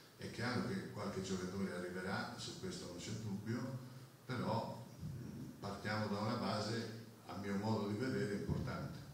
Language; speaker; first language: Italian; native; Italian